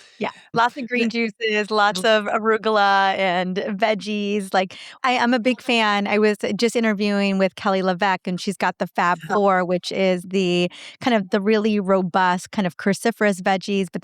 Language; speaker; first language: English; native; English